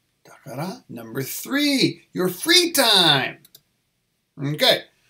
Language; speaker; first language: English; native; English